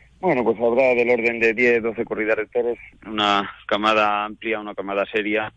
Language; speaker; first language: Spanish; native; Spanish